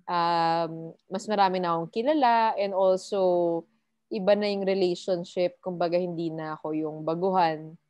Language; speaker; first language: Filipino; native; Filipino